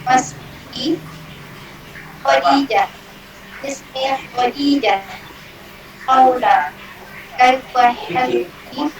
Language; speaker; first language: Arabic; non-native, learner; Indonesian